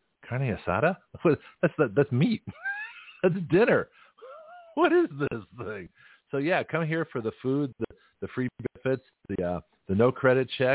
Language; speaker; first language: English; native; English